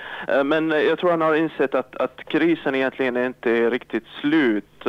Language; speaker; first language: Swedish; non-native, fluent; Arabic